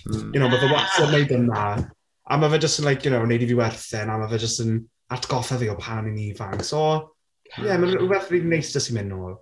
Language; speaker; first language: Welsh; native; Welsh